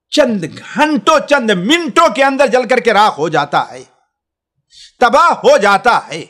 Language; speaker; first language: Hindi; native; Hindi